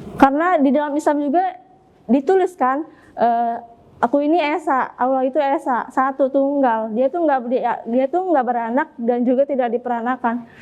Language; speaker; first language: Indonesian; native; Indonesian